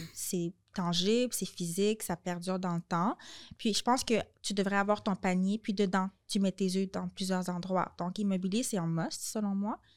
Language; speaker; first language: French; native; French